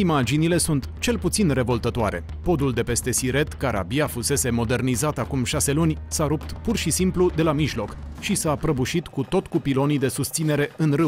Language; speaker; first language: Romanian; native; Romanian